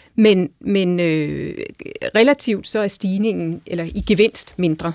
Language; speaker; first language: Danish; native; Danish